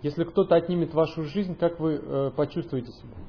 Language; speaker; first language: Russian; native; Russian